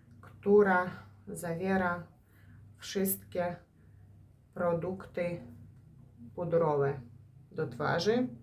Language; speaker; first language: Polish; non-native, fluent; Ukrainian